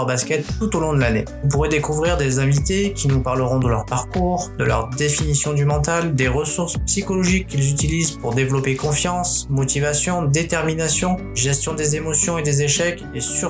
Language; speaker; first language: French; native; French